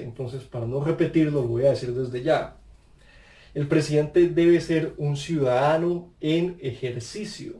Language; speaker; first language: Spanish; native; Spanish